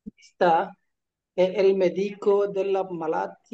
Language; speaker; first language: Italian; non-native, learner; Bangla